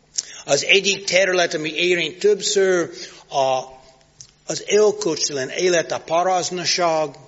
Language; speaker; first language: Hungarian; non-native, learner; English